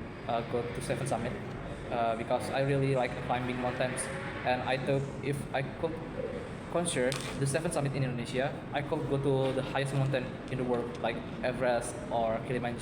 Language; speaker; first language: English; non-native, learner; Indonesian